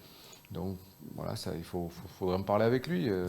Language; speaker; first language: French; native; French